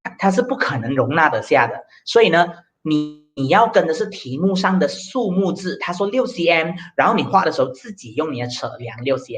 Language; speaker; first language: Chinese; native; Chinese